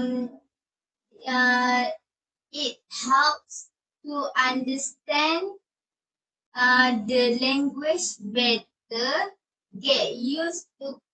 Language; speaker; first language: English; non-native, learner; Malay